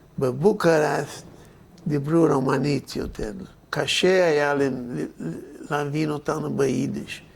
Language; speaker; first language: Hebrew; non-native, fluent; Yiddish